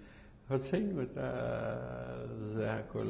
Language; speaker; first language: Hebrew; non-native, fluent; Yiddish